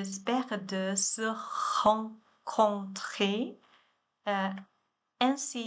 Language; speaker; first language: French; non-native, learner; Chinese